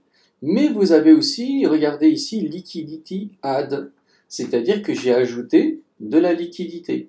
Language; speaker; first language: French; native; French